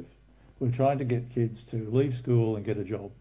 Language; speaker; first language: English; native; English